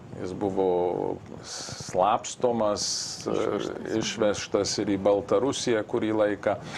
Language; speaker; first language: Lithuanian; early bilingual, heritage; Lithuanian